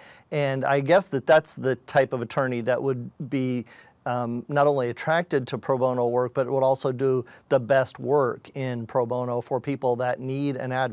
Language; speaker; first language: English; native; English